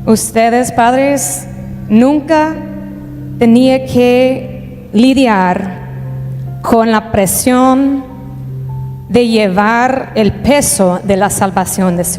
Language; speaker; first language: Spanish; native; Spanish